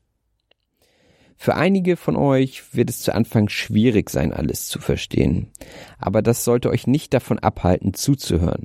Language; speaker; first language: German; native; German